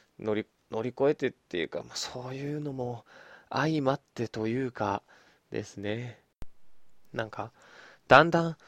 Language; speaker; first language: Japanese; native; Japanese